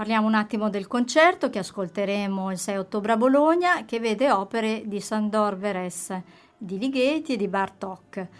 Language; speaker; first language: Italian; native; Italian